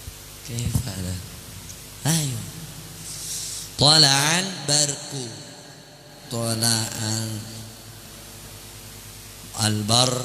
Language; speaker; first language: Arabic; non-native, fluent; Indonesian